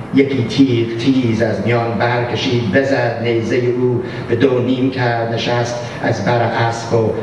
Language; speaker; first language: Persian; non-native, fluent; English